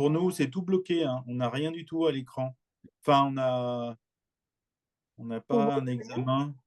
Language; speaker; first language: French; native; French